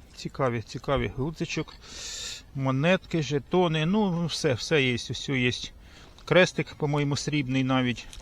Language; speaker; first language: Ukrainian; native; Ukrainian